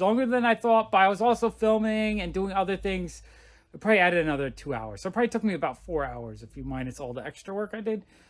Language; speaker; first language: English; native; English